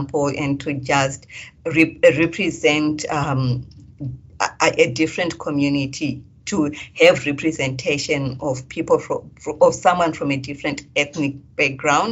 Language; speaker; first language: English; non-native, local second language; Shona